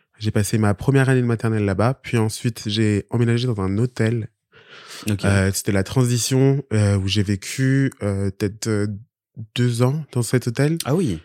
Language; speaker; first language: French; early bilingual, other home language; Spanish